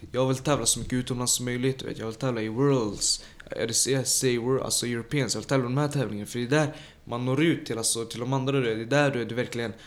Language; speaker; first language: Swedish; early bilingual, other home language; Tajik